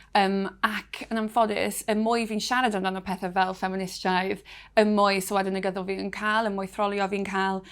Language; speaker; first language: Welsh; non-native, local second language; English